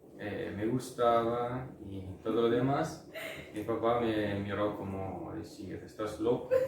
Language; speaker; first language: Spanish; non-native, fluent; Italian